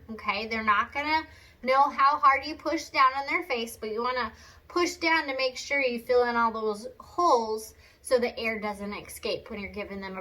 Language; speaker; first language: English; native; English